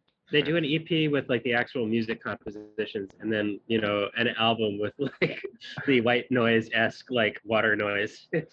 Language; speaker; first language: English; native; English